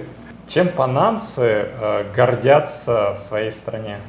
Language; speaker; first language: Russian; native; Russian